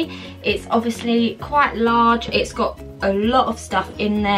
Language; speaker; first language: English; native; English